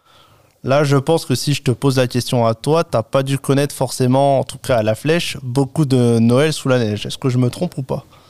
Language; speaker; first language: French; native; French